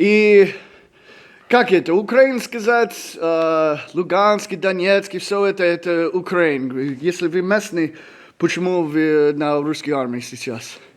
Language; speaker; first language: Russian; non-native, learner; English